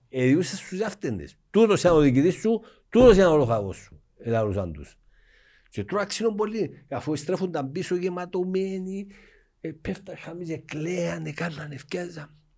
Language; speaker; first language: Greek; native; Greek